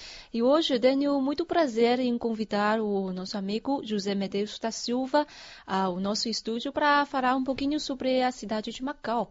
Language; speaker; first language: Portuguese; non-native, fluent; Chinese